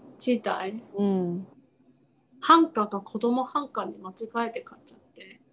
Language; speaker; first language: Japanese; non-native, fluent; Chinese